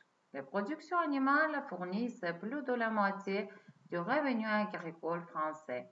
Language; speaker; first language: French; non-native, fluent; Uzbek